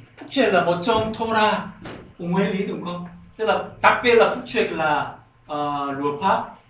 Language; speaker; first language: Vietnamese; non-native, learner; Korean